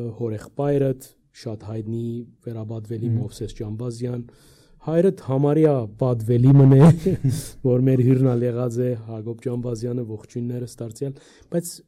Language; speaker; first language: Armenian; early bilingual, heritage; Armenian